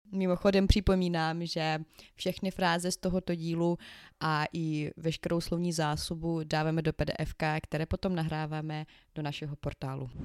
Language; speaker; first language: Czech; non-native, fluent; Ukrainian